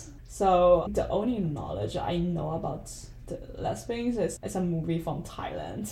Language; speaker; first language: English; non-native, fluent; Chinese